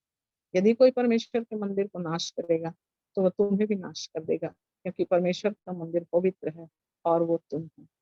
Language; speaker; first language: Hindi; native; Hindi